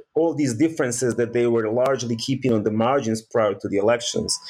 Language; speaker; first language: English; early bilingual, other home language; Bosnian